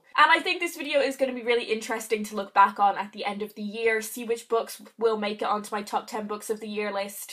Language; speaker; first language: English; native; English